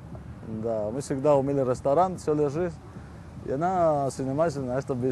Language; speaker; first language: Russian; non-native, learner; Spanish